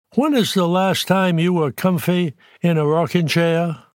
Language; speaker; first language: English; native; English